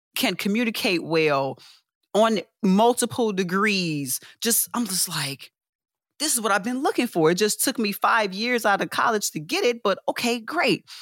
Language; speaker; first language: English; native; English